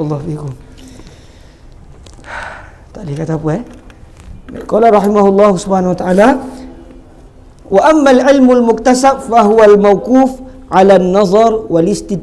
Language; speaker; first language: Arabic; non-native, fluent; Malay